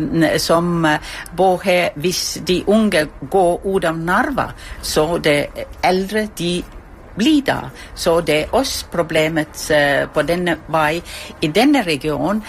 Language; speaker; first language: Danish; non-native, fluent; Estonian